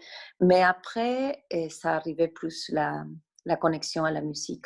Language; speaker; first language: French; non-native, fluent; Spanish